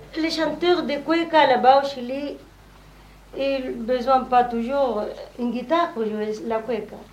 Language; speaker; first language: French; non-native, learner; Spanish